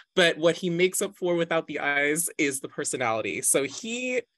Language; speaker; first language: English; native; English